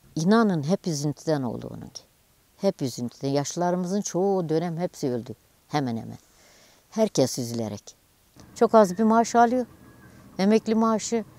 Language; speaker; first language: Turkish; native; Turkish